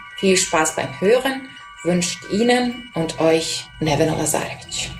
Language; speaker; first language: German; non-native, fluent; Serbian